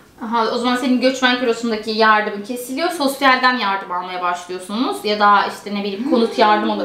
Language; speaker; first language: Turkish; native; Turkish